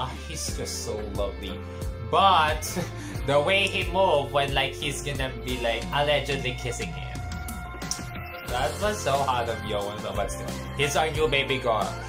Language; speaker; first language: English; non-native, local second language; Filipino